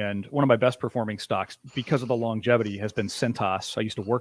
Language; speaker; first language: English; native; English